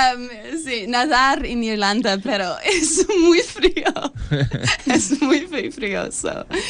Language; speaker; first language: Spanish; non-native, learner; English